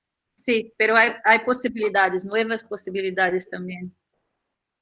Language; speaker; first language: Spanish; non-native, fluent; Portuguese